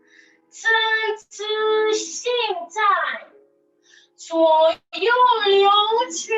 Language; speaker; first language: Chinese; non-native, learner; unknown